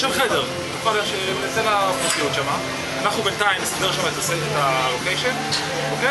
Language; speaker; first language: Hebrew; native; Hebrew